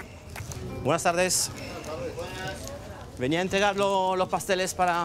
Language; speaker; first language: Spanish; early bilingual, heritage; French